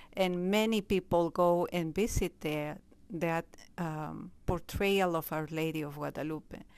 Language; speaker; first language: English; non-native, fluent; Spanish